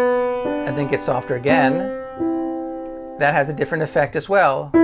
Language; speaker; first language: English; native; English